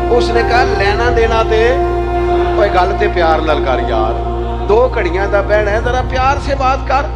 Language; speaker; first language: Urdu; non-native, local second language; Punjabi